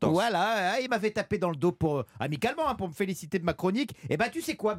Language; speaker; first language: French; native; French